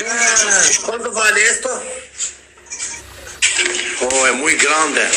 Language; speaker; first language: Spanish; non-native, learner; Albanian